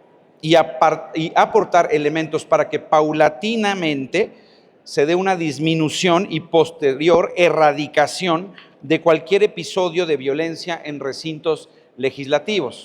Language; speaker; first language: Spanish; native; Spanish